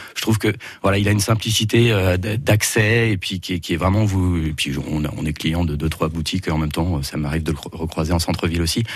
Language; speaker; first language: French; native; French